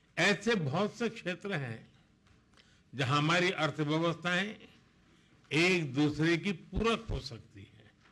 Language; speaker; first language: Hindi; non-native, local second language; Gujarati